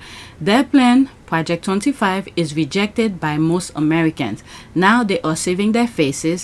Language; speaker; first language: English; native; English